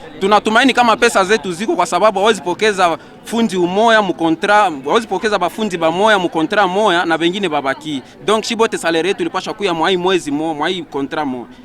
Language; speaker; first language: Swahili; native; Swahili